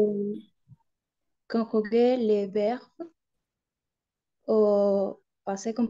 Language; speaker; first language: French; non-native, learner; Spanish